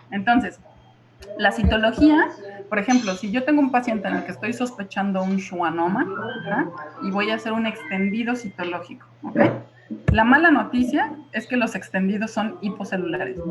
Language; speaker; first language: Spanish; native; Spanish